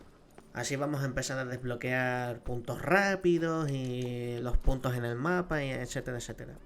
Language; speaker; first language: Spanish; native; Spanish